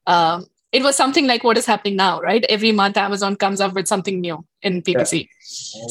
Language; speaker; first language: English; non-native, local second language; Hindi